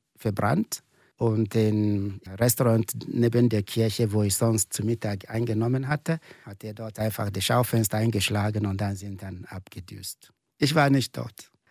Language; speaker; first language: German; non-native, fluent; Igbo